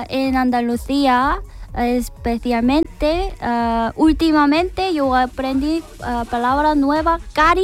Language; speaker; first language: Spanish; non-native, learner; Korean